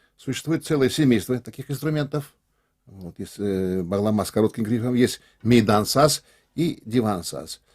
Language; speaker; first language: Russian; non-native, local second language; Crimean Tatar